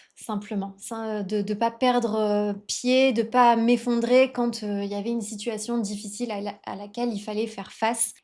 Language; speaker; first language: French; native; French